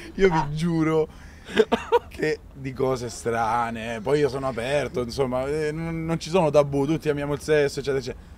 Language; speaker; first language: Italian; native; Italian